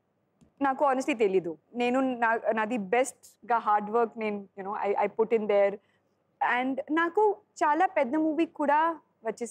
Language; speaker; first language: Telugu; non-native, learner; Sindhi